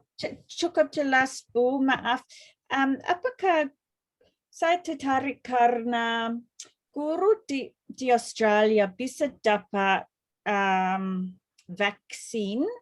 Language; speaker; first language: Indonesian; non-native, fluent; English